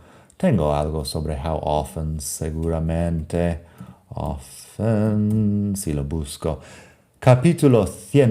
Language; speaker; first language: Spanish; non-native, fluent; English